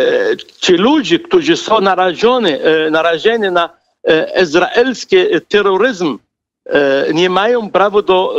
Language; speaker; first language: Polish; non-native, fluent; Arabic